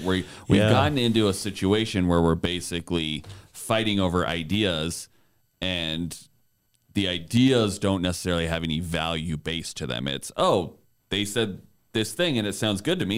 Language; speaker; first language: English; native; English